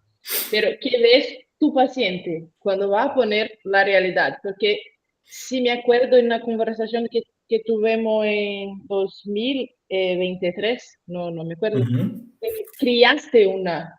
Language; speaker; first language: Spanish; non-native, learner; Portuguese